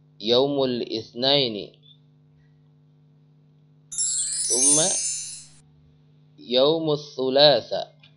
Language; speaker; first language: Arabic; non-native, fluent; Indonesian